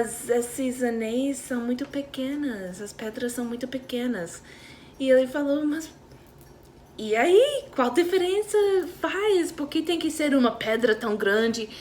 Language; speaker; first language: Portuguese; non-native, fluent; English